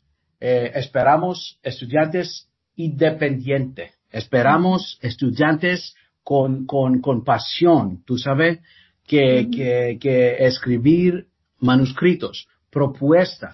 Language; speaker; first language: Spanish; non-native, learner; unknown